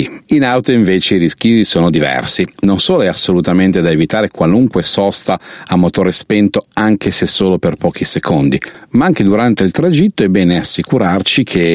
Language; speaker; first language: Italian; native; Italian